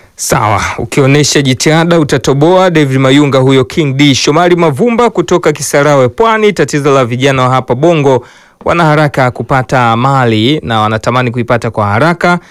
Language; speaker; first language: Swahili; native; Swahili